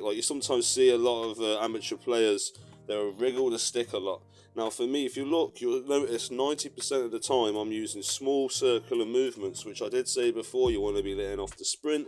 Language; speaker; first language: English; native; English